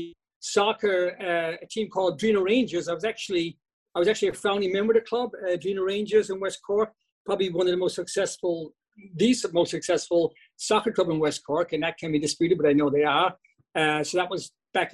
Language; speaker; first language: English; native; English